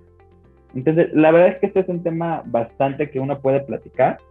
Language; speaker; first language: Spanish; native; Spanish